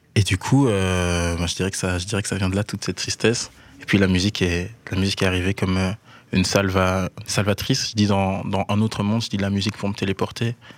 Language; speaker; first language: French; native; French